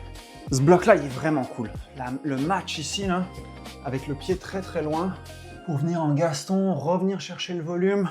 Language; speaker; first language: French; native; French